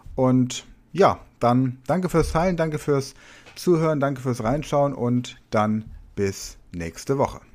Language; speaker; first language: German; native; German